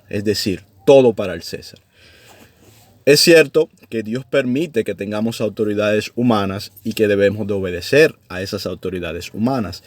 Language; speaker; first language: Spanish; native; Spanish